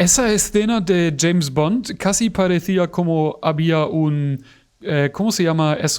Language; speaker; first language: Spanish; non-native, fluent; German